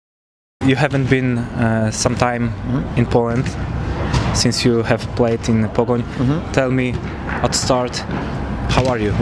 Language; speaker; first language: English; non-native, fluent; Polish